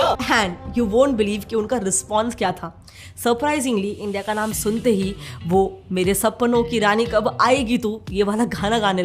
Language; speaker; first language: Hindi; native; Hindi